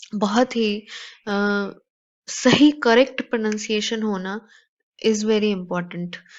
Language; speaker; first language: Urdu; native; Urdu